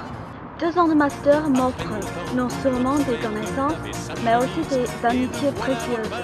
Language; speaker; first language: French; non-native, fluent; Chinese